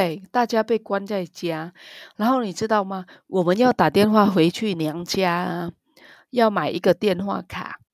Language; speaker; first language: Chinese; non-native, fluent; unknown